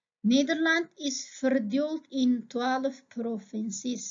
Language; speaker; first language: Dutch; non-native, fluent; Uyghur